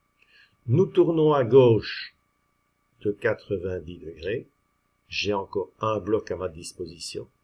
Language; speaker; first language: French; native; French